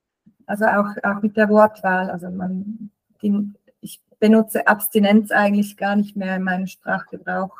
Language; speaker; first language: German; native; German